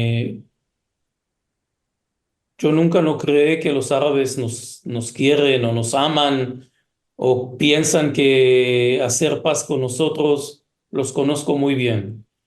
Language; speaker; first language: Spanish; early bilingual, heritage; Hebrew